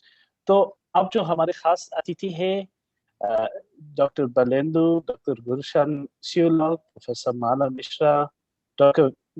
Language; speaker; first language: Hindi; non-native, learner; English